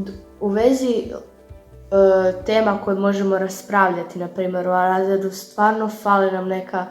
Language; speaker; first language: Croatian; native; Croatian